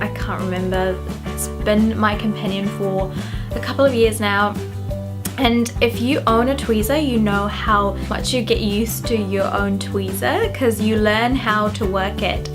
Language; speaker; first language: English; non-native, local second language; Sinhala